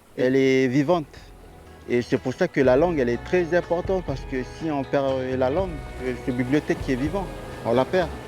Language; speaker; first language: French; non-native, local second language; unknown